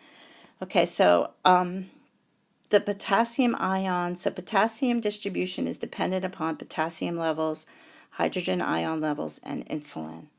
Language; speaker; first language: English; native; English